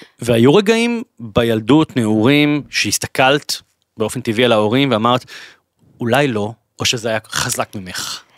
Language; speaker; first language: Hebrew; native; Hebrew